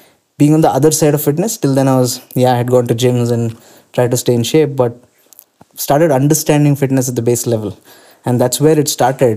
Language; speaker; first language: English; non-native, local second language; Kannada